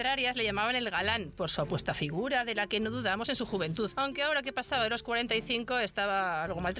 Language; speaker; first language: Spanish; native; Spanish